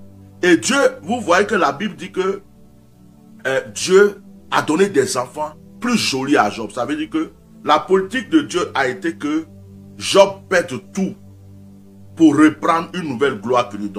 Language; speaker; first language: French; non-native, local second language; Baoulé